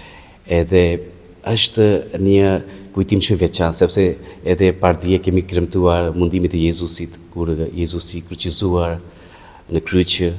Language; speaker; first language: Albanian; non-native, fluent; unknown